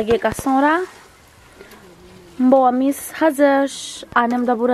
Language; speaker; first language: Turkish; non-native, fluent; Portuguese